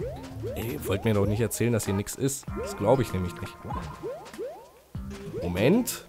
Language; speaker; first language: German; native; German